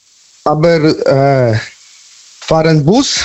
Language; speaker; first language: German; non-native, learner; Polish